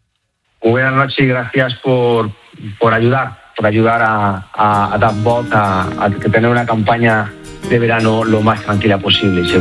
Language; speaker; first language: Spanish; native; Spanish